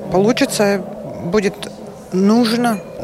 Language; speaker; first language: Russian; non-native, local second language; Latvian